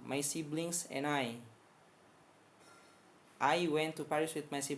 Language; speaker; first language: English; non-native, fluent; Indonesian